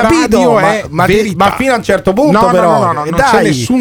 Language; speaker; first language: Italian; native; Italian